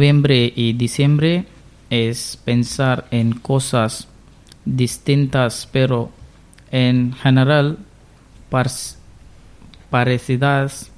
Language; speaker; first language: Spanish; non-native, learner; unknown